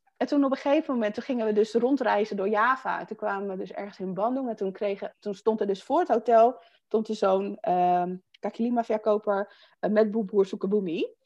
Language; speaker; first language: Dutch; native; Dutch